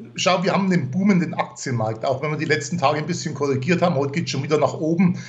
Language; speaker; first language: German; non-native, fluent; English